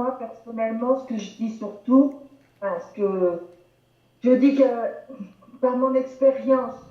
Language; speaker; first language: French; native; French